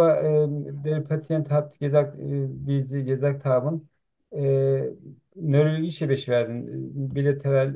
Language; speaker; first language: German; non-native, learner; Turkish